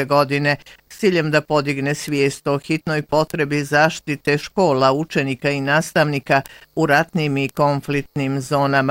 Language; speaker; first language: Bosnian; native; Bosnian